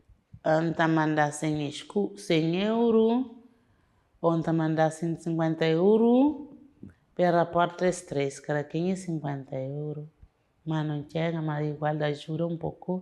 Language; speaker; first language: Portuguese; non-native, learner; Kabuverdianu